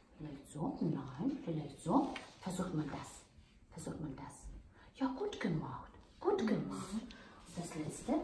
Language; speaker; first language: German; non-native, fluent; Russian